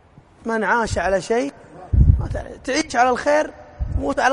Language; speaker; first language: Arabic; native; Arabic